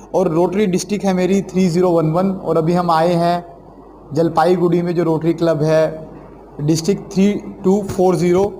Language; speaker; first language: Hindi; native; Hindi